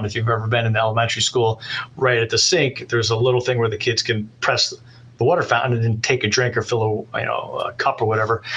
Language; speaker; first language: English; native; English